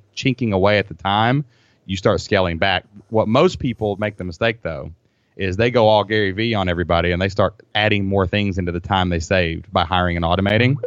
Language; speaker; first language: English; native; English